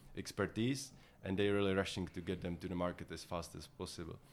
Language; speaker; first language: English; non-native, fluent; Czech